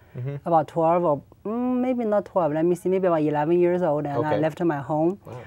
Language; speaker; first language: English; non-native, learner; Chinese